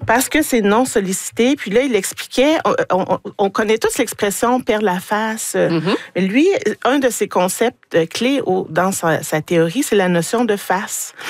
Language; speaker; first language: French; native; French